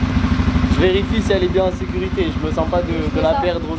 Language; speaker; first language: French; native; French